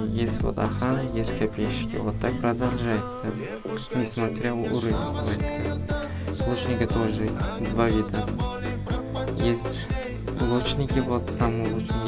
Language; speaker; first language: Russian; non-native, fluent; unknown